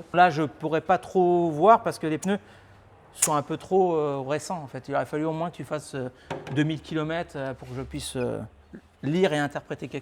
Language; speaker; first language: French; native; French